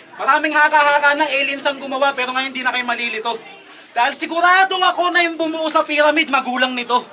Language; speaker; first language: Filipino; native; Filipino